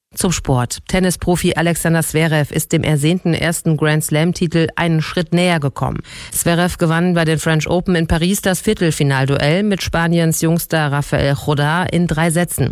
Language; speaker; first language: German; native; German